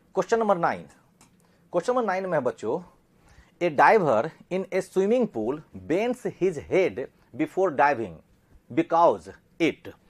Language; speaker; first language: Hindi; native; Hindi